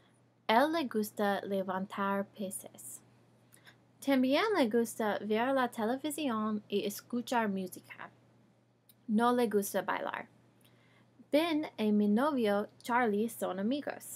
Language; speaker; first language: Spanish; non-native, learner; English